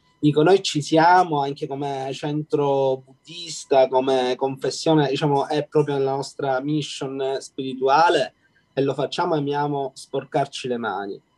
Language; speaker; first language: Italian; native; Italian